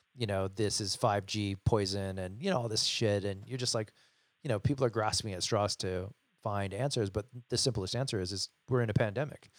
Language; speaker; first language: English; native; English